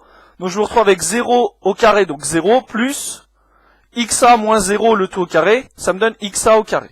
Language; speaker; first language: French; native; French